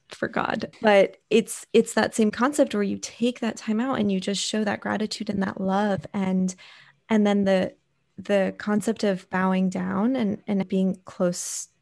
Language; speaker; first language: English; native; English